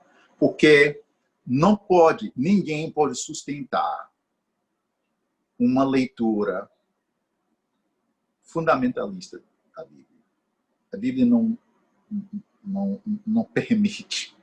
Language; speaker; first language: Portuguese; non-native, fluent; English